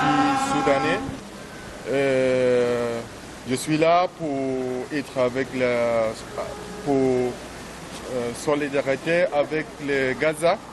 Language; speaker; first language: French; non-native, learner; Arabic